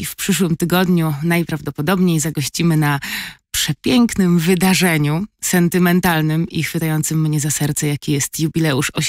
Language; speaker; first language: Polish; native; Polish